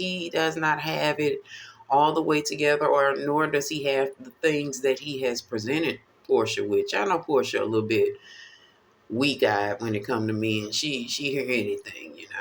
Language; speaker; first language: English; native; English